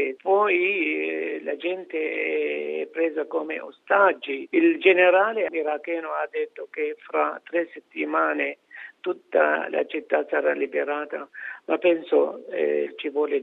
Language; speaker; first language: Italian; non-native, fluent; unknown